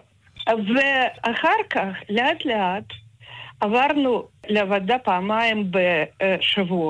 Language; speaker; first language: Hebrew; non-native, fluent; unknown